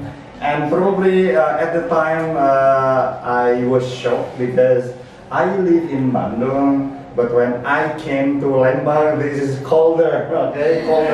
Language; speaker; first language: English; non-native, learner; Indonesian